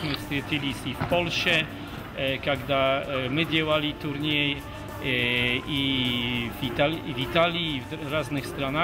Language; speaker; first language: Russian; non-native, fluent; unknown